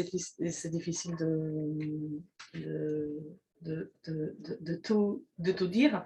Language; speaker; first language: French; non-native, fluent; Polish